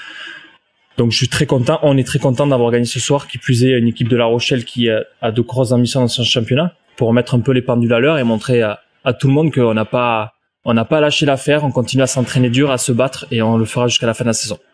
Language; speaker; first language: French; native; French